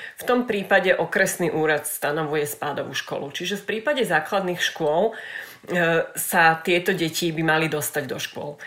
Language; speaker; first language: Slovak; native; Slovak